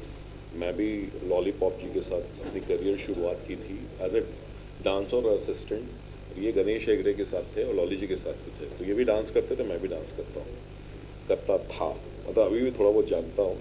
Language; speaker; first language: Hindi; native; Hindi